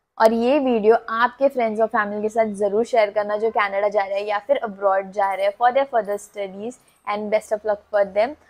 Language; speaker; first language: Hindi; non-native, local second language; Tulu